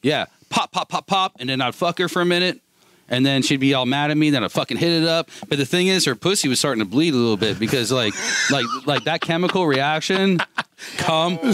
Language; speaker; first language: English; native; English